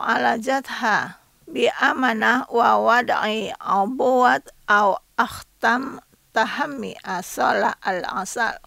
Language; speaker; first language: Arabic; non-native, fluent; Indonesian